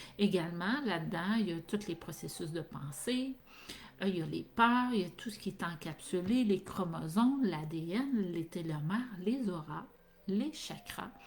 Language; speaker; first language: French; native; French